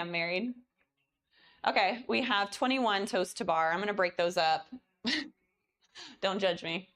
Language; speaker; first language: English; native; English